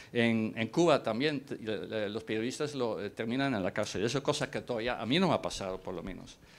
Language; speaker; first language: Spanish; non-native, fluent; Dutch